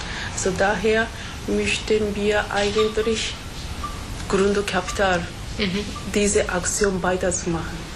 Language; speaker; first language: German; non-native, fluent; Japanese